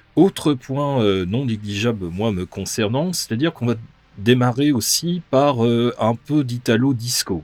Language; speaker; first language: French; native; French